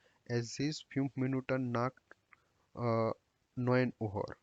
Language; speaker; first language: German; non-native, learner; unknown